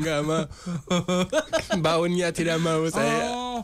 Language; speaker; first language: Indonesian; non-native, learner; Hausa